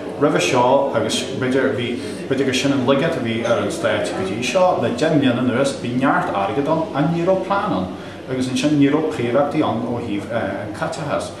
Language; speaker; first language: Irish; native; Irish